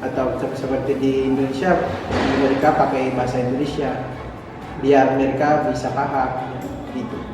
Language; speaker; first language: Indonesian; non-native, learner; Filipino